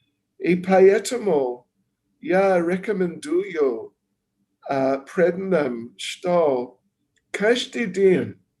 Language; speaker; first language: Russian; non-native, learner; English